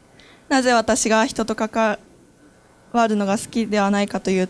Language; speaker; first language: Japanese; non-native, learner; Korean